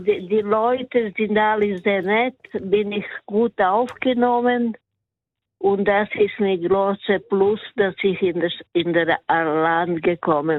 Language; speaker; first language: German; non-native, learner; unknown